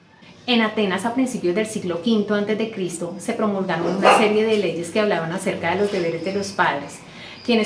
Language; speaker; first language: Spanish; native; Spanish